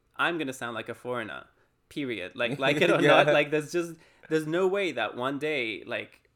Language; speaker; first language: English; early bilingual, other home language; Spanish